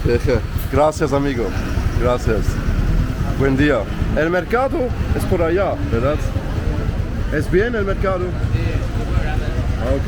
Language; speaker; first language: Spanish; non-native, learner; English